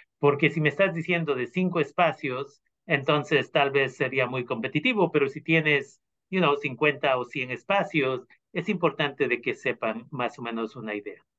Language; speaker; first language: Spanish; native; Spanish